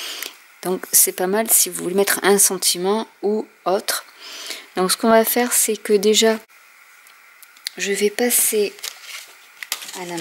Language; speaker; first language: French; native; French